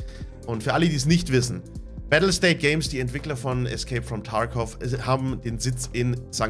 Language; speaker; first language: German; native; German